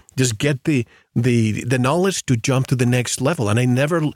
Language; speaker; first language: English; native; English